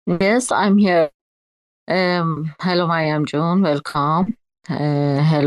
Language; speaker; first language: English; non-native, learner; Persian